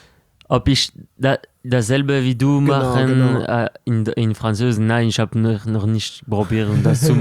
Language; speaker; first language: German; non-native, local second language; French